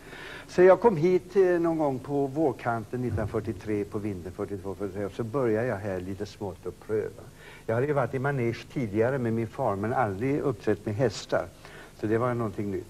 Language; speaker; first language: Swedish; native; Swedish